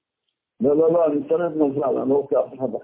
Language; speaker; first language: Hebrew; native; Hebrew